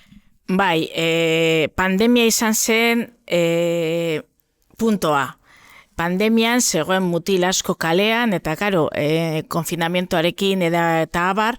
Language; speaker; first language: Basque; non-native, local second language; Spanish